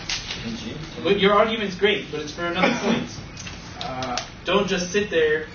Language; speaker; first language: English; native; English